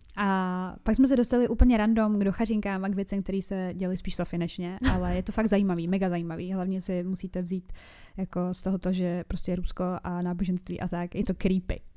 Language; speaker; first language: Czech; native; Czech